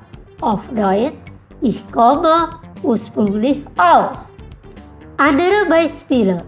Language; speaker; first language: German; non-native, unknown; Indonesian